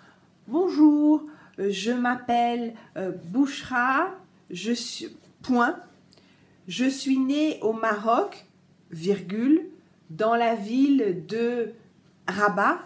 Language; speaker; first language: French; native; French